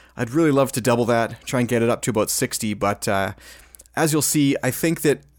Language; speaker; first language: English; native; English